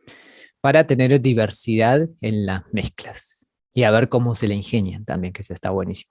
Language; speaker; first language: Spanish; native; Spanish